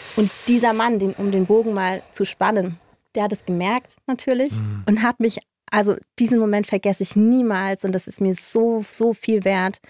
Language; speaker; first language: German; non-native, fluent; Polish